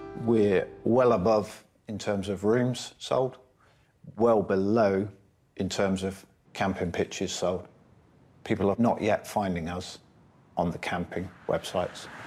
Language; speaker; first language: English; native; English